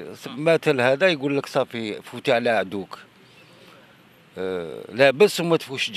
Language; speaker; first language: Arabic; native; Arabic